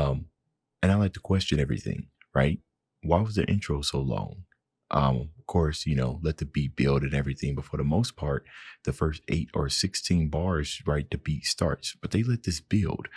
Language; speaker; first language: English; native; English